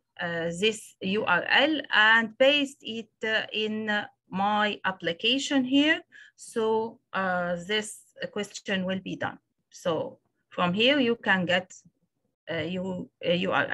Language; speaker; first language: English; non-native, local second language; Arabic